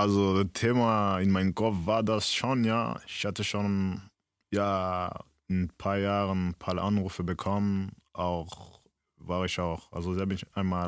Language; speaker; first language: German; early bilingual, other home language; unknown